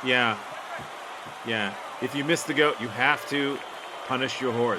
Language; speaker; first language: English; native; English